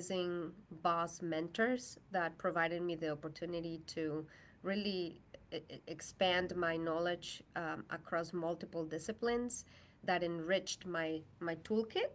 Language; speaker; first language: English; non-native, fluent; Spanish